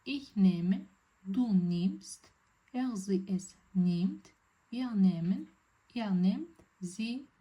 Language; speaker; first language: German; non-native, fluent; Azerbaijani